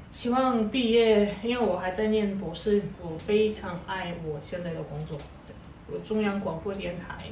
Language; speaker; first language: Chinese; non-native, fluent; Tuvinian